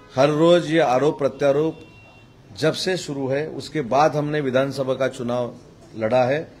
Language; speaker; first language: Hindi; non-native, local second language; Marathi